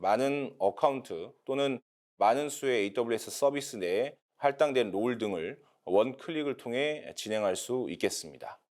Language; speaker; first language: Korean; native; Korean